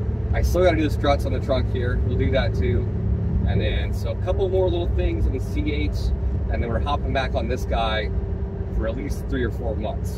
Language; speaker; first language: English; native; English